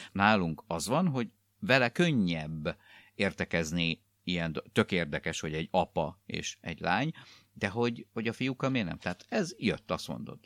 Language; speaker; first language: Hungarian; native; Hungarian